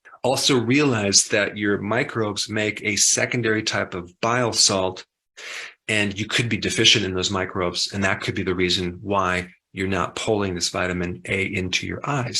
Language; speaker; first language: English; native; English